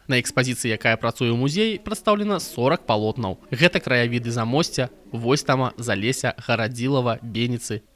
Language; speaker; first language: Belarusian; native; Belarusian